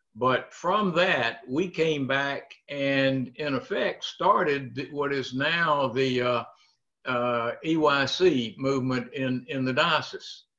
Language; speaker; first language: English; native; English